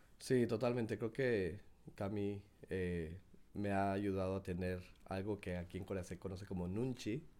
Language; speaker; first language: Spanish; native; Spanish